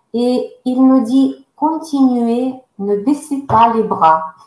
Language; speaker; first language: French; non-native, fluent; Russian